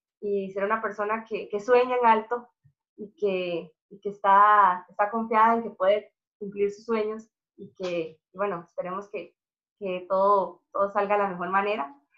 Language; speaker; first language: Spanish; native; Spanish